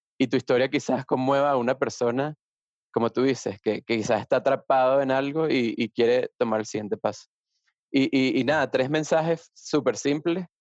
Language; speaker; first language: Spanish; native; Spanish